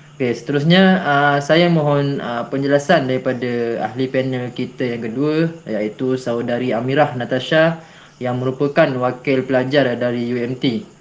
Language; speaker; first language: Malay; native; Malay